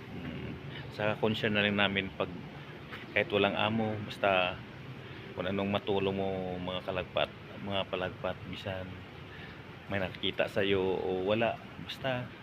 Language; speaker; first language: Filipino; non-native, local second language; Hiligaynon